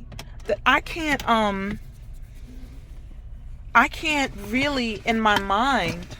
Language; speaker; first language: English; native; English